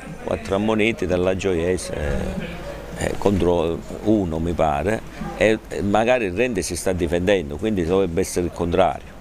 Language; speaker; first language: Italian; native; Italian